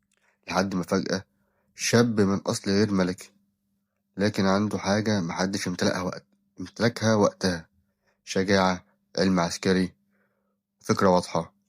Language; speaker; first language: Arabic; native; Arabic